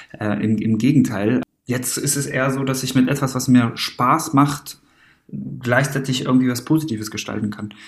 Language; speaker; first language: German; early bilingual, other home language; Persian